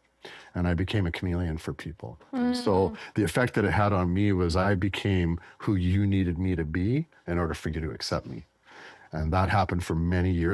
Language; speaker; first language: English; native; English